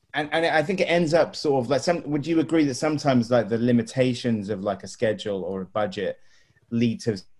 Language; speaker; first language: English; native; English